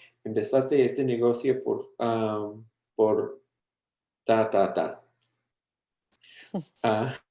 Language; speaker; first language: Spanish; early bilingual, heritage; English